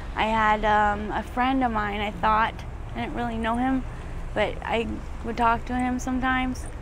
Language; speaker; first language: English; native; English